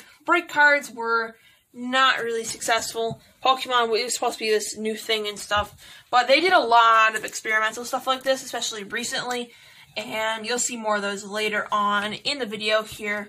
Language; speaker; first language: English; native; English